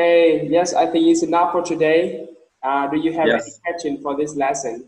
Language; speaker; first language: English; non-native, learner; Vietnamese